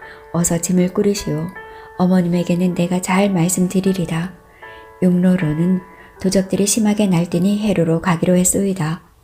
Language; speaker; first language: Korean; native; Korean